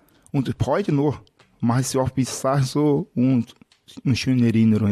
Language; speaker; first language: German; non-native, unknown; Portuguese